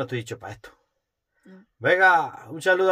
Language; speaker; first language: Spanish; native; Spanish